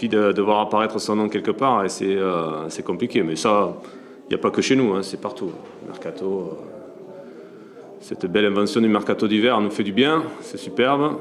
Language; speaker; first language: French; native; French